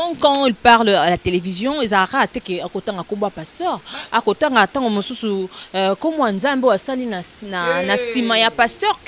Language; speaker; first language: French; non-native, local second language; Lingala